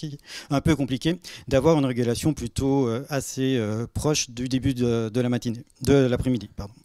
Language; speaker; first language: French; native; French